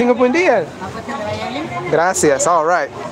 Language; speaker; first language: Spanish; non-native, learner; English